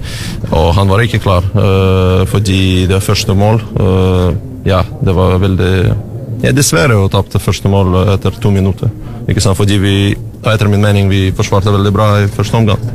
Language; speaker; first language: Norwegian; non-native, learner; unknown